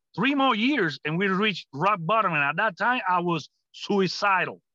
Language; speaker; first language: English; non-native, fluent; Spanish